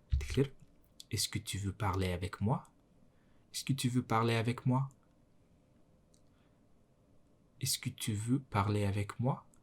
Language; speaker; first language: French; non-native, learner; Mongolian